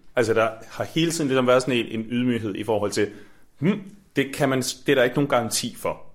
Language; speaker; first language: Danish; native; Danish